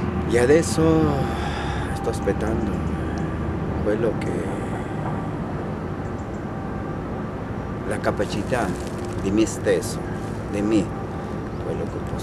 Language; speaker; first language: Italian; non-native, learner; Spanish